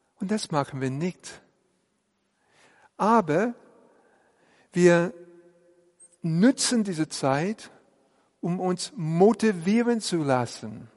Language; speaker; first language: German; non-native, fluent; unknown